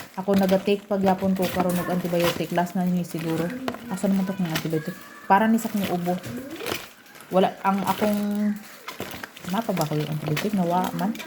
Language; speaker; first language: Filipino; non-native, local second language; Cebuano